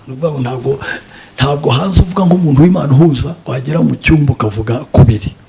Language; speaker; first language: Kinyarwanda; native; Kinyarwanda